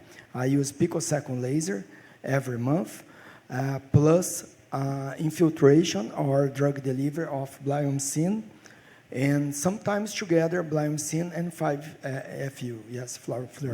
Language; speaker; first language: English; non-native, fluent; Portuguese